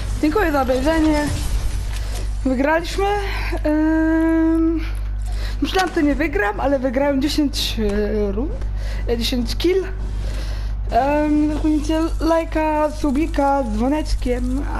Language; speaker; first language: Polish; early bilingual, heritage; German